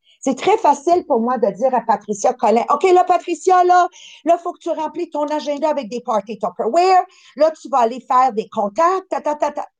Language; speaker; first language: French; native; French